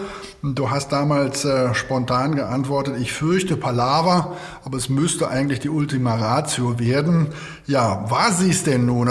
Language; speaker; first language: German; native; German